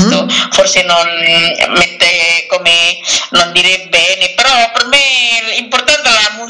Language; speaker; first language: Italian; non-native, learner; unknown